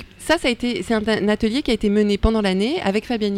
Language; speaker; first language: French; native; French